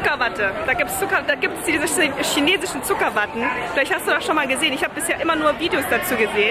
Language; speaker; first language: German; native; German